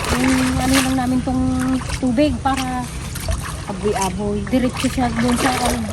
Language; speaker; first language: Filipino; non-native, local second language; Iloko